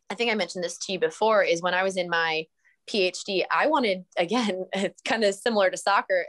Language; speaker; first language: English; native; English